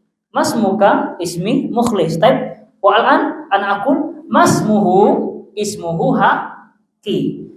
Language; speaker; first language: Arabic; non-native, fluent; Indonesian